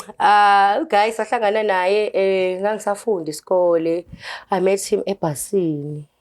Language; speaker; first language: Zulu; native; Zulu